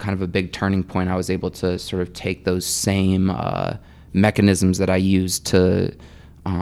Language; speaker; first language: English; native; English